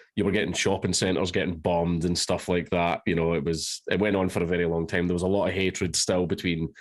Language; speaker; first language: English; native; English